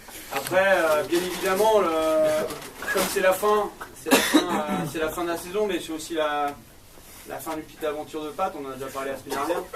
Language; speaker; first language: French; native; French